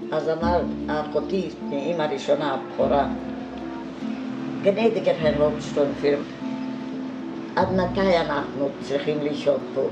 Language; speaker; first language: Hebrew; non-native, fluent; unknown